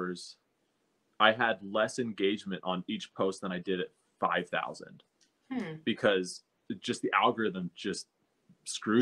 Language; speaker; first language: English; native; English